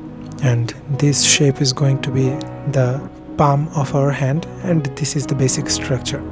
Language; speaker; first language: English; non-native, fluent; Bangla